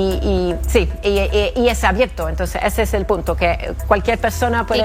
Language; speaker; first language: Spanish; non-native, fluent; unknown